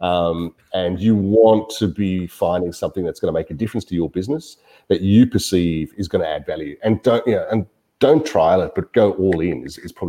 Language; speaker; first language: English; native; English